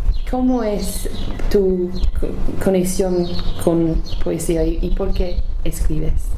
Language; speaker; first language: Spanish; non-native, learner; English